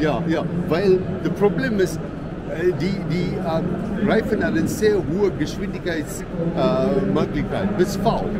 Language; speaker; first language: German; non-native, learner; English